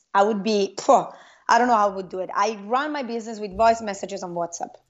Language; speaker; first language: English; non-native, fluent; Italian